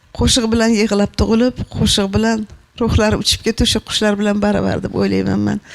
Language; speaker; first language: Uzbek; native; Uzbek